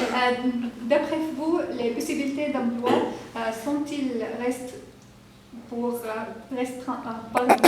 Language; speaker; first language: French; non-native, learner; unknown